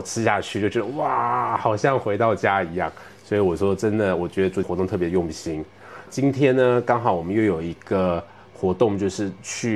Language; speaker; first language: Chinese; native; Chinese